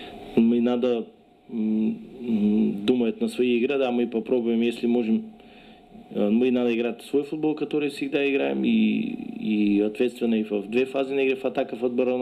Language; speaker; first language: Russian; non-native, learner; Bulgarian